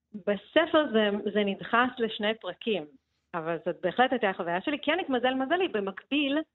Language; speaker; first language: Hebrew; early bilingual, other home language; Russian